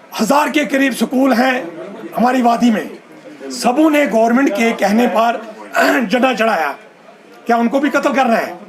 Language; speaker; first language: Hindi; non-native, local second language; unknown